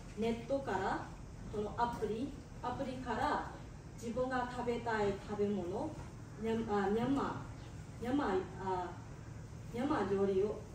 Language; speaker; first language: Japanese; non-native, learner; Burmese